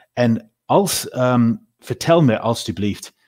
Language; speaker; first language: Dutch; non-native, fluent; English